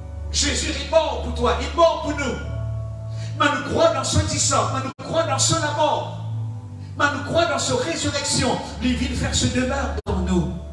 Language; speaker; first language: French; non-native, local second language; Morisyen